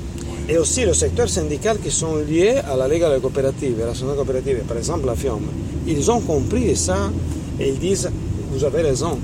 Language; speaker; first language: French; non-native, fluent; Italian